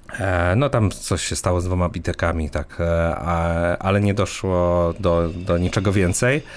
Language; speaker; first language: Polish; native; Polish